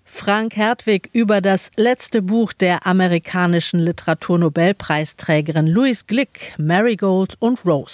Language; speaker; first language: German; native; German